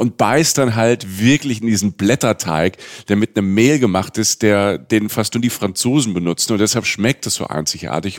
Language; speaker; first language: German; native; German